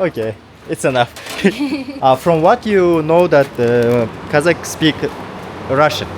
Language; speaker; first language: English; non-native, learner; Kazakh